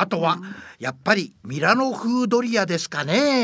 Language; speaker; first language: Japanese; native; Japanese